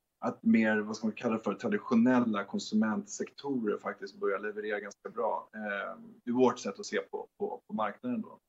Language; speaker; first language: Swedish; native; Swedish